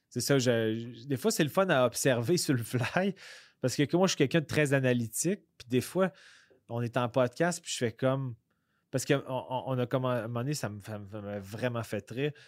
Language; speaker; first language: French; native; French